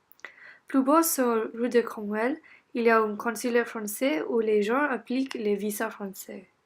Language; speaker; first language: French; non-native, learner; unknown